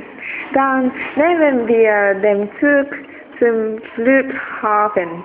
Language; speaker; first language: German; non-native, learner; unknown